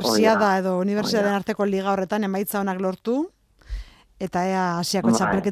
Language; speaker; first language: Basque; native; Basque